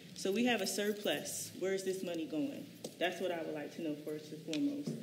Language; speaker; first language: English; native; English